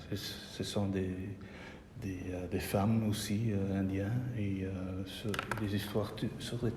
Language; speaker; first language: French; non-native, local second language; Dutch